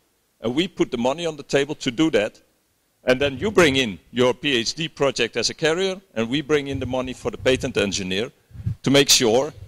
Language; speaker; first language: English; non-native, fluent; Dutch